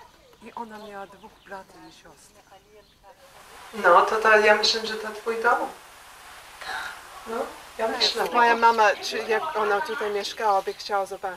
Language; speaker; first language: Polish; early bilingual, heritage; English